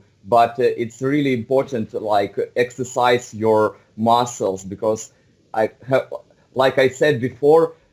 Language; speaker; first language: English; non-native, fluent; Russian